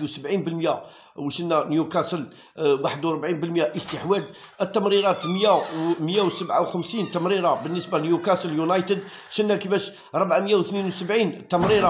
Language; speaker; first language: Arabic; native; Arabic